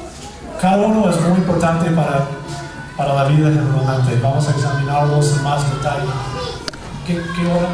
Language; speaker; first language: Spanish; non-native, fluent; English